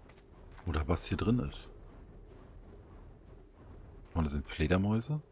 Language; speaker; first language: German; native; German